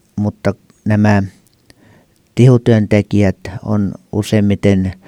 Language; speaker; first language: Finnish; native; Finnish